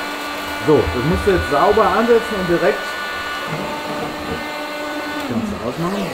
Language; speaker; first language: German; native; German